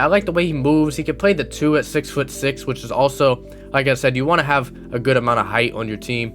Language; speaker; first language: English; native; English